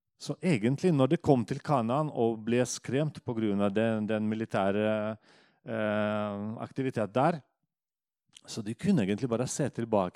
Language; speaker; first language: Norwegian; non-native, fluent; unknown